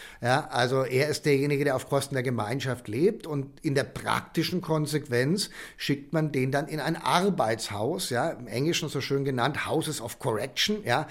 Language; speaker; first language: German; native; German